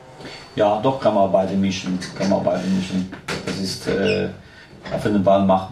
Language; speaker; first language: German; non-native, fluent; Italian